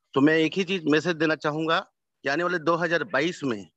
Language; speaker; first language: Hindi; native; Hindi